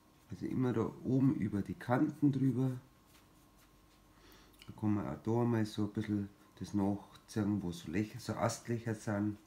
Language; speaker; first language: German; native; German